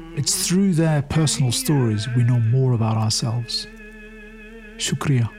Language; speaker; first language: English; early bilingual, other home language; Urdu